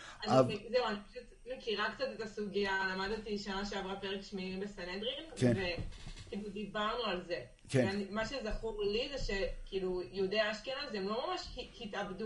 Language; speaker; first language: Hebrew; native; Hebrew